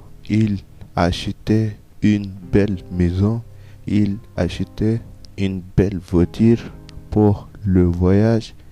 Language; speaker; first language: French; non-native, learner; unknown